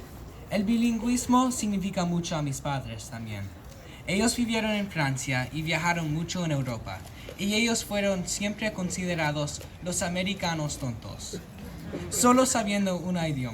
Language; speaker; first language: Spanish; non-native, local second language; English